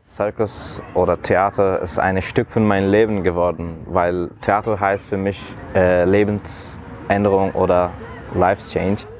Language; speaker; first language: German; non-native, fluent; Persian